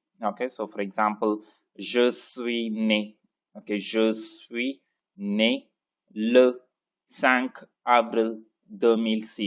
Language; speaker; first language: French; non-native, fluent; Tamil